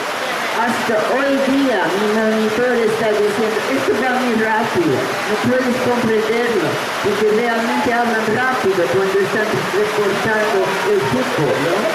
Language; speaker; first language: Spanish; non-native, fluent; English